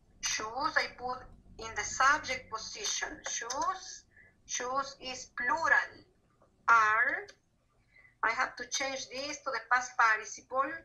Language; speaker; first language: English; non-native, fluent; Spanish